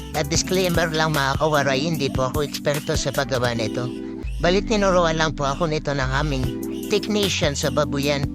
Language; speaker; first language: Filipino; non-native, local second language; Waray